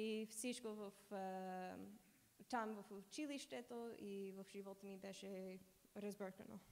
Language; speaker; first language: Bulgarian; non-native, learner; English